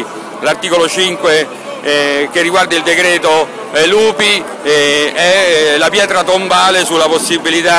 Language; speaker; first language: Italian; native; Italian